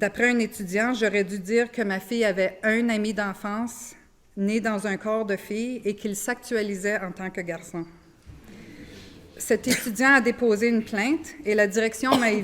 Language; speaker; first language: French; native; French